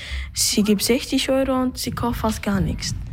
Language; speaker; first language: German; early bilingual, other home language; Turkish